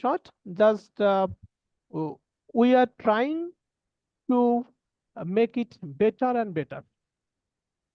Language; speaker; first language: English; non-native, learner; Bangla